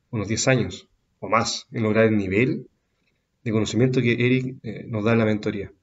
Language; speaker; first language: Spanish; native; Spanish